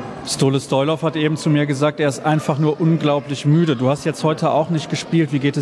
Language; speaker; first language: German; native; German